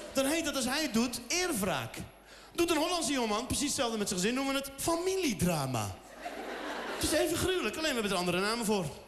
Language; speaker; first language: Dutch; early bilingual, other home language; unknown